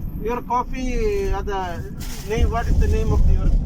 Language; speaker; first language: English; non-native, learner; Malayalam